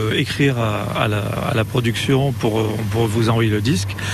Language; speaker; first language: French; native; French